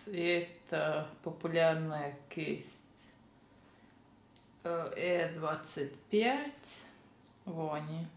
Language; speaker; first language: Russian; non-native, learner; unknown